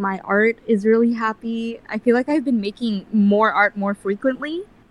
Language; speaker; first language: English; early bilingual, other home language; Filipino